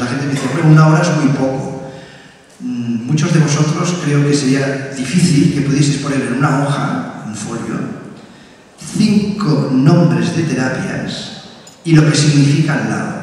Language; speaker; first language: Spanish; native; Spanish